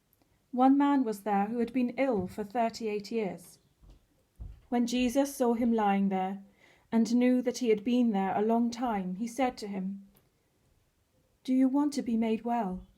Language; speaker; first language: English; native; English